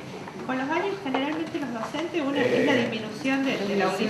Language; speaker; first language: Spanish; native; Spanish